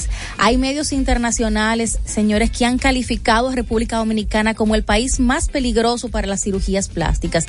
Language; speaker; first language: Spanish; native; Spanish